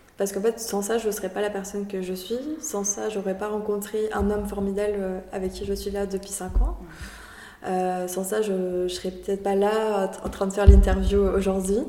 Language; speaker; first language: French; early bilingual, other home language; Spanish